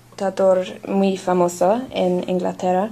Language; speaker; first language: Spanish; non-native, learner; English